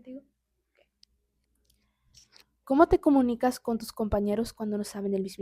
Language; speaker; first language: Spanish; early bilingual, heritage; Spanish